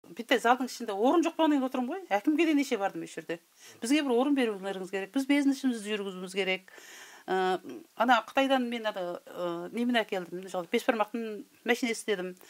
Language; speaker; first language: Kazakh; early bilingual, heritage; Kazakh